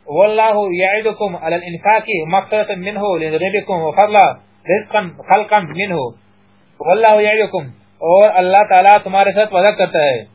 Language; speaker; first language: Urdu; non-native, local second language; Pashto